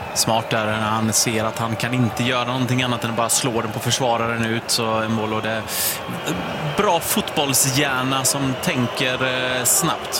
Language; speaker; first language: Swedish; native; Swedish